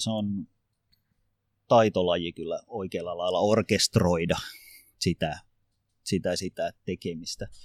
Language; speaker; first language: Finnish; native; Finnish